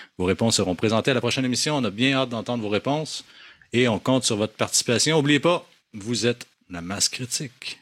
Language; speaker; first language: French; native; French